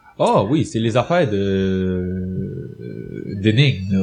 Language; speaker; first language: French; native; French